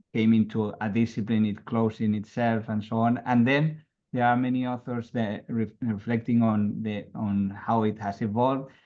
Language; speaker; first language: English; non-native, fluent; Catalan